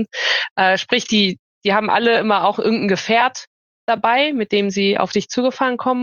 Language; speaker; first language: German; native; German